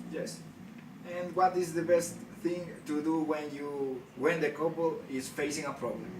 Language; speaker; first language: English; non-native, learner; Spanish